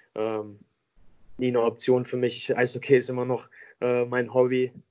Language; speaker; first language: German; native; German